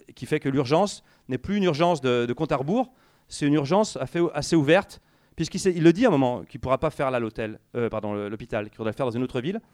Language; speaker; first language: French; native; French